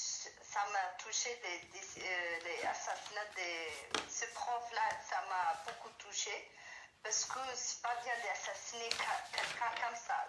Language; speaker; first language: French; non-native, learner; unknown